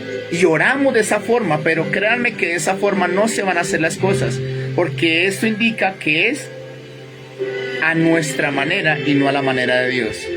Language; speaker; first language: Spanish; native; Spanish